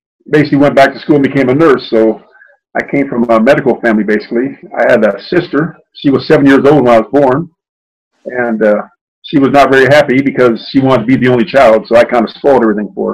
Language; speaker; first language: English; native; English